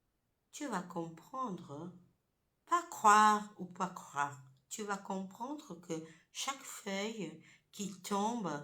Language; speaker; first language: French; non-native, fluent; Italian